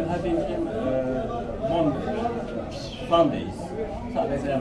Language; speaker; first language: English; non-native, learner; Turkish